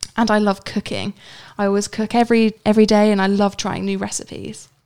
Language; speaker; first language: English; native; English